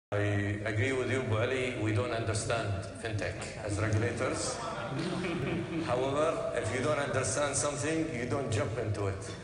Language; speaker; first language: English; non-native, fluent; Arabic